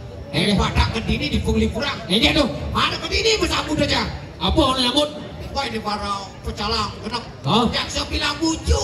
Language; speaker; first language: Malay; non-native, local second language; Balinese